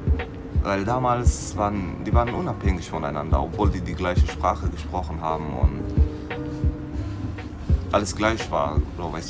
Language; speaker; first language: German; non-native, learner; Somali